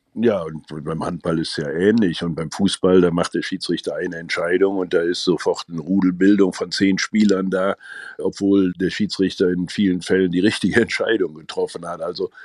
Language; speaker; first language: German; native; German